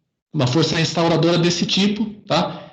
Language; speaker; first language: Portuguese; native; Portuguese